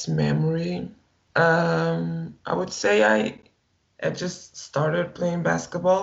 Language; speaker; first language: English; non-native, fluent; Portuguese